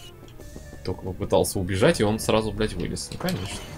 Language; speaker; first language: Russian; native; Russian